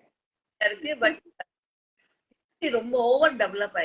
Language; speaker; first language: Tamil; non-native, local second language; Hindi